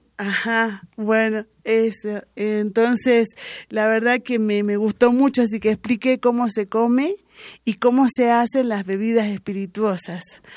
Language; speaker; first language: Spanish; non-native, local second language; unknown